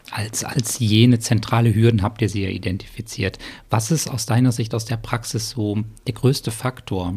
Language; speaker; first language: German; native; German